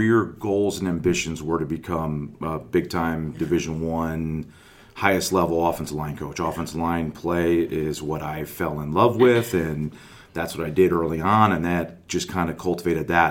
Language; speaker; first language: English; native; English